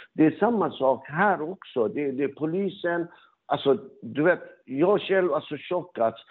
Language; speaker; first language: Swedish; non-native, fluent; Persian